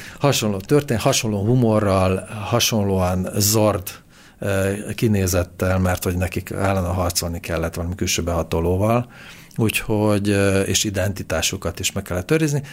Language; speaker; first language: Hungarian; native; Hungarian